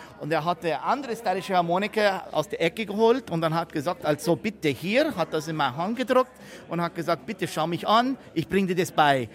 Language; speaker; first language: German; early bilingual, heritage; German